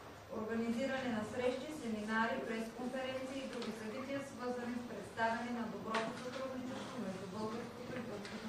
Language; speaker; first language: Bulgarian; native; Bulgarian